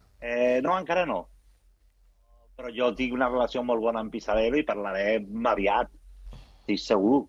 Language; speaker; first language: Catalan; non-native, local second language; Spanish